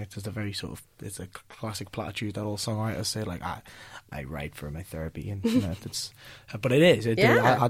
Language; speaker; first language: English; native; English